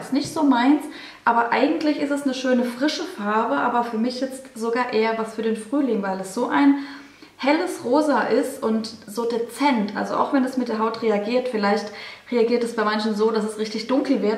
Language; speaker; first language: German; native; German